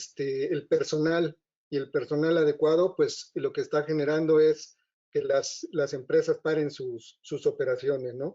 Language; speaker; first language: Spanish; native; Spanish